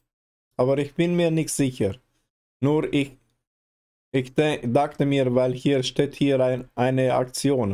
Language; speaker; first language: German; non-native, learner; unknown